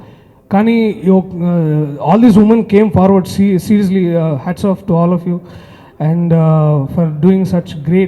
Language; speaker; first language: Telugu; native; Telugu